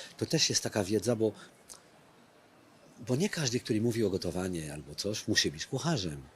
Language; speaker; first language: Polish; non-native, fluent; French